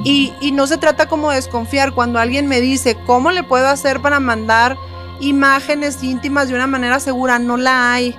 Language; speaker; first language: Spanish; native; Spanish